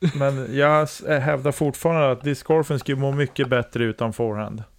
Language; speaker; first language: Swedish; native; Swedish